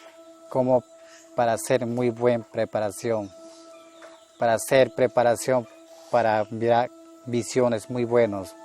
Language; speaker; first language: Spanish; non-native, local second language; Shipibo-Conibo